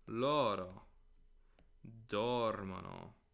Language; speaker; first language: Italian; non-native, fluent; English